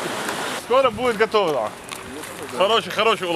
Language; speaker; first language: Russian; non-native, local second language; Chechen